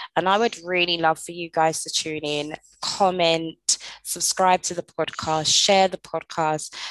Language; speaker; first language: English; native; English